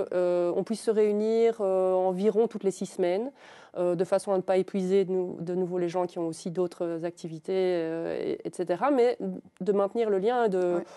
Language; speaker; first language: French; native; French